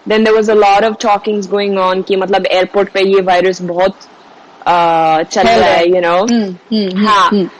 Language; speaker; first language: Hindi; non-native, learner; Swedish